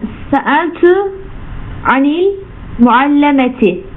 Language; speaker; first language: Arabic; non-native, learner; Turkish